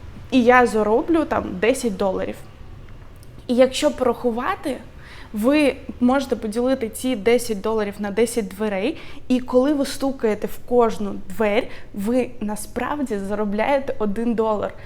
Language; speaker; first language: Ukrainian; non-native, local second language; Russian